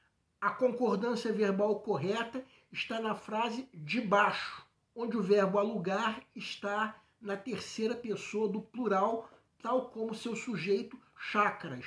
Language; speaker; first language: Portuguese; native; Portuguese